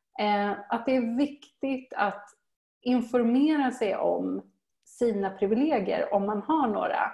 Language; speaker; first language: Swedish; native; Swedish